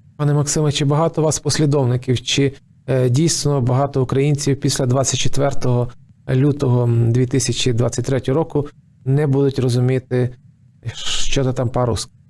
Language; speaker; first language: Ukrainian; native; Ukrainian